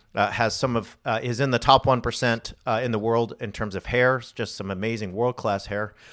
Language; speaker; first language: English; native; English